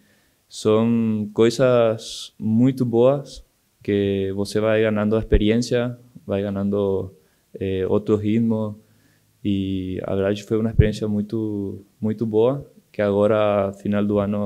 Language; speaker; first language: Portuguese; non-native, local second language; Spanish